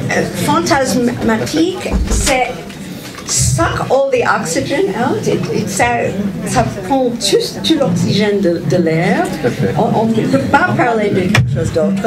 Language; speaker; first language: French; non-native, fluent; English